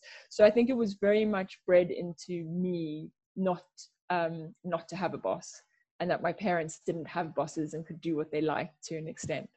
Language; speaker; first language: English; native; English